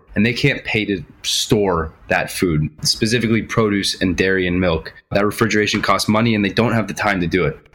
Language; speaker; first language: English; native; English